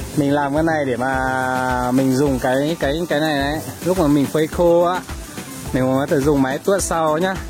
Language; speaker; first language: Vietnamese; non-native, local second language; Iu Mien